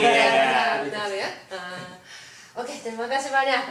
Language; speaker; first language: Indonesian; non-native, fluent; Japanese